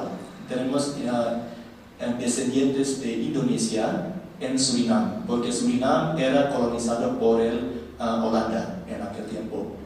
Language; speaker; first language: Spanish; non-native, learner; Indonesian